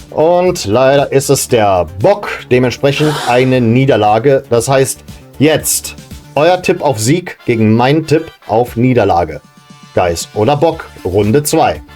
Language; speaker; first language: German; native; German